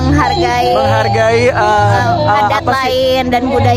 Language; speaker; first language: Indonesian; native; Indonesian